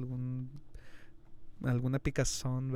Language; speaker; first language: Spanish; native; Spanish